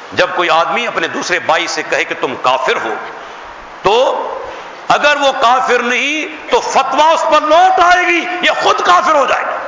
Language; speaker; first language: Urdu; non-native, local second language; Sindhi